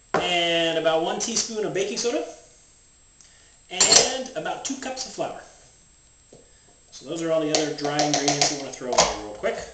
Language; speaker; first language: English; native; English